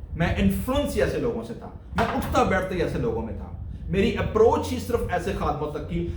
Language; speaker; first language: Urdu; non-native, local second language; Punjabi